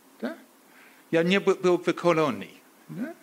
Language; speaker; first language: Russian; non-native, learner; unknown